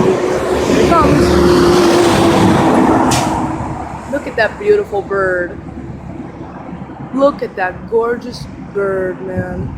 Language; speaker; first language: English; native; English